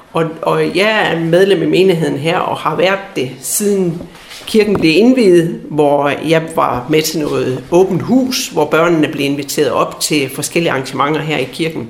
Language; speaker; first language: Danish; native; Danish